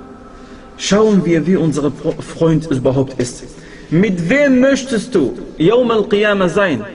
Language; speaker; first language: German; non-native, fluent; Arabic